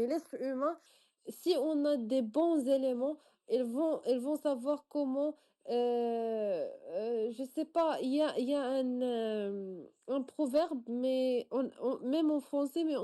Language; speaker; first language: French; non-native, local second language; Arabic